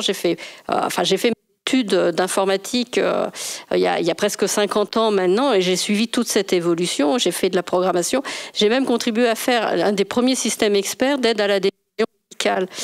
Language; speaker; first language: French; native; French